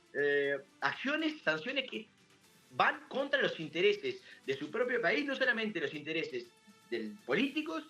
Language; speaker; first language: Spanish; native; Spanish